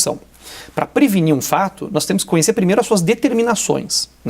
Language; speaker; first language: Portuguese; native; Portuguese